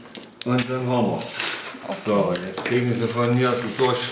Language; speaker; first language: German; native; German